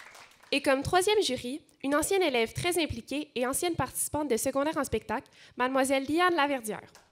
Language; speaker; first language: French; native; French